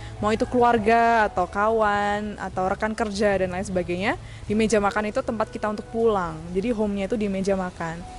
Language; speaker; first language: Indonesian; native; Indonesian